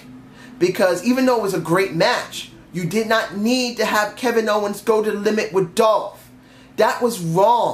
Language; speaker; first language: English; native; English